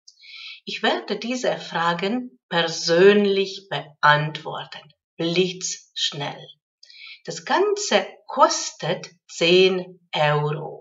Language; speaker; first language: German; non-native, fluent; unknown